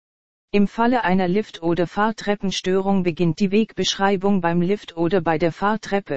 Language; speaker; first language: German; native; German